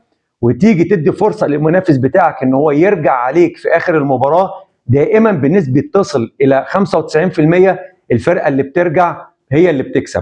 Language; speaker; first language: Arabic; native; Arabic